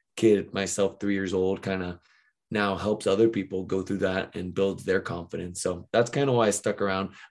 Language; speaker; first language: English; native; English